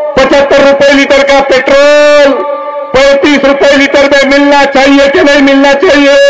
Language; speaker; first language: Hindi; non-native, local second language; Marathi